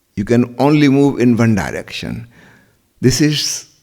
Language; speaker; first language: English; non-native, local second language; Hindi